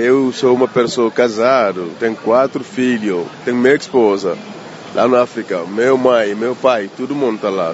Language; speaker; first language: Portuguese; non-native, learner; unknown